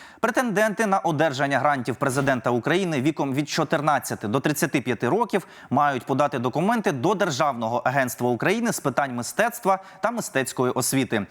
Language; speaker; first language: Ukrainian; native; Ukrainian